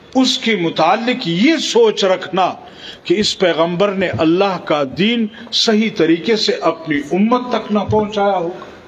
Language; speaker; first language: Urdu; non-native, local second language; Pashto